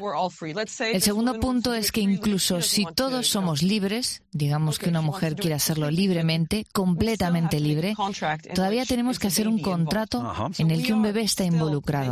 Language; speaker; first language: Spanish; non-native, fluent; French